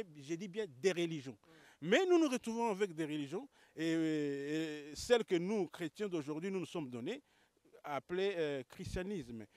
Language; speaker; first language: French; non-native, local second language; Lingala